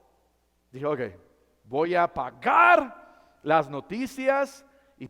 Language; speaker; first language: Spanish; native; Spanish